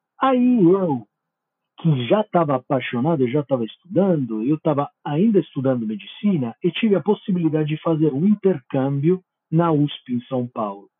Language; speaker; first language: Portuguese; non-native, fluent; Italian